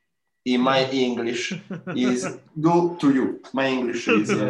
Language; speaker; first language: English; non-native, learner; Italian